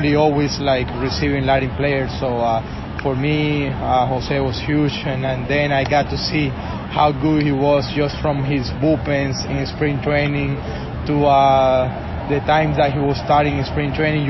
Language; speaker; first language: English; non-native, fluent; Spanish